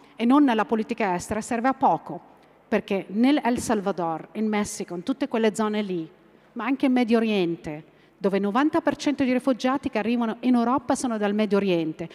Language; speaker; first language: Italian; non-native, fluent; Arabic